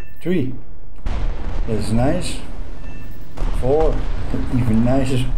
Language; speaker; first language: English; non-native, fluent; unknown